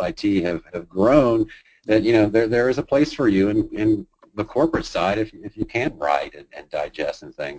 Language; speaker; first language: English; native; English